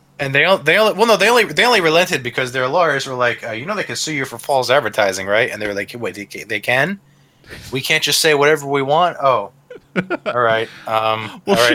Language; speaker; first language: English; native; English